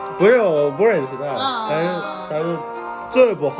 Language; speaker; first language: Chinese; non-native, learner; Turkmen